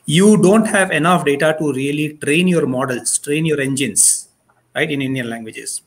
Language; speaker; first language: English; non-native, local second language; Odia